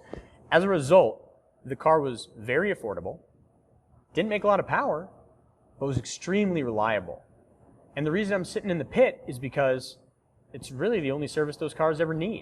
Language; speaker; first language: English; native; English